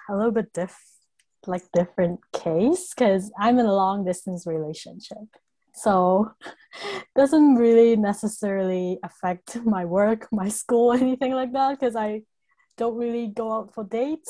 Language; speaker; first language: English; non-native, local second language; Cantonese